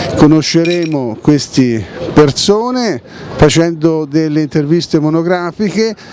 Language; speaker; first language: Italian; native; Italian